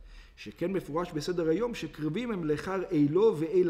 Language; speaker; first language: Hebrew; non-native, fluent; English